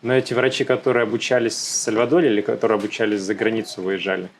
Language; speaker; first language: Russian; native; Russian